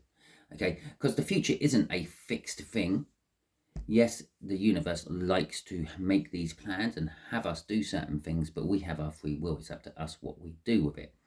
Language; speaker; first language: English; native; English